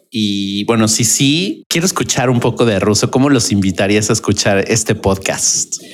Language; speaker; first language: Spanish; native; Spanish